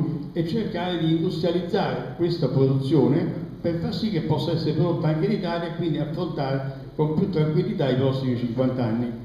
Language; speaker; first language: Italian; native; Italian